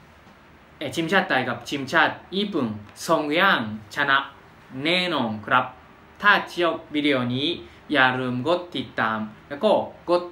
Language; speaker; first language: Thai; non-native, fluent; Japanese